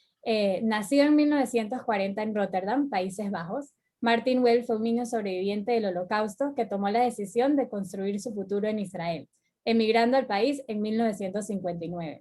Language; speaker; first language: Spanish; native; Spanish